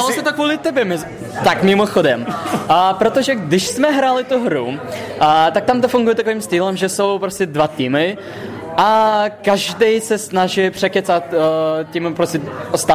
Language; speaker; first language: Czech; non-native, fluent; Russian